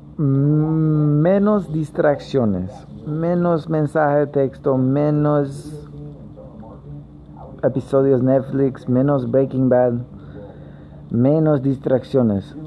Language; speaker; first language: Spanish; native; Spanish